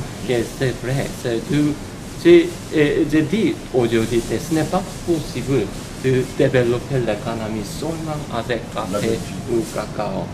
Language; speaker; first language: French; non-native, learner; Korean